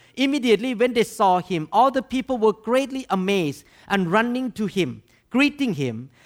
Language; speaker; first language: English; non-native, fluent; Thai